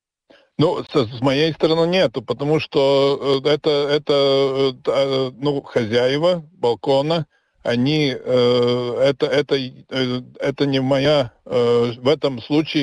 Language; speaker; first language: Russian; non-native, local second language; Latvian